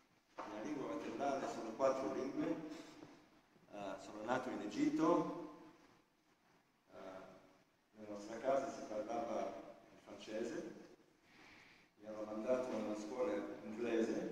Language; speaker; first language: Italian; non-native, fluent; French